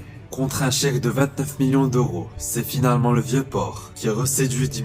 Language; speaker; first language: French; native; French